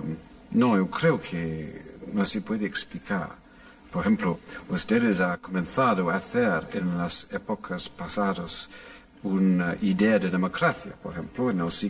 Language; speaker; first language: Spanish; non-native, fluent; English